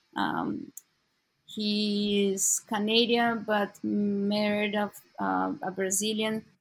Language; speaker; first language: English; non-native, learner; Portuguese